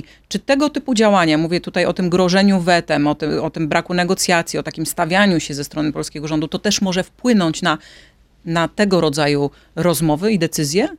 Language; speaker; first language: Polish; native; Polish